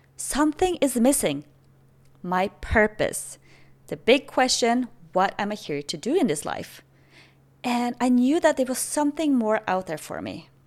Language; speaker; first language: English; non-native, fluent; Norwegian